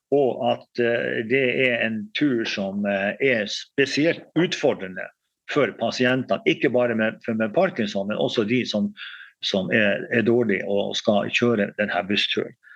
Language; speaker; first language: Norwegian; native; Norwegian